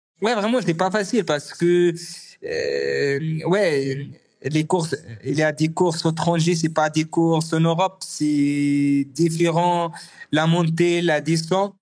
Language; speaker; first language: French; non-native, learner; Arabic